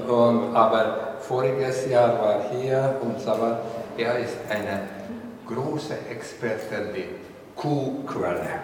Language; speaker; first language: German; non-native, learner; Hungarian